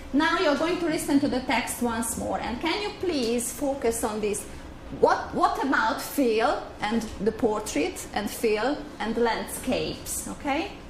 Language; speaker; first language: English; non-native, fluent; Hungarian